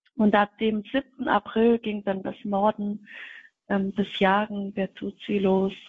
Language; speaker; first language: German; non-native, fluent; Kinyarwanda